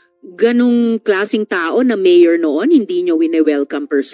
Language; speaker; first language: Filipino; native; Filipino